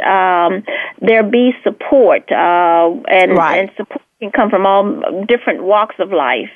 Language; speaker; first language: English; native; English